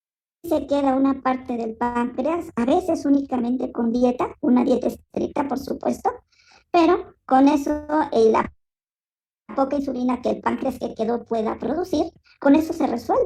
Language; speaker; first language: Spanish; native; Spanish